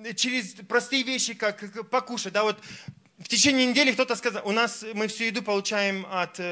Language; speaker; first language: Russian; early bilingual, heritage; Russian